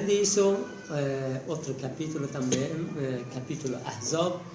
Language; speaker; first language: Portuguese; non-native, fluent; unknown